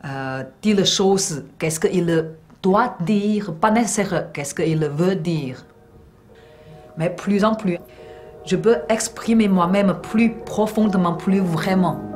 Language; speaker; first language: French; non-native, learner; Chinese